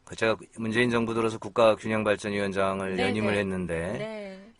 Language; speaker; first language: Korean; native; Korean